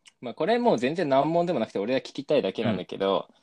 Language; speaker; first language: Japanese; native; Japanese